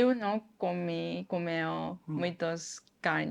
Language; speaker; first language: Portuguese; non-native, learner; Japanese